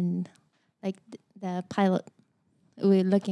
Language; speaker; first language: English; non-native, learner; Japanese